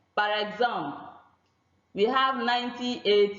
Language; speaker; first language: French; non-native, fluent; Igbo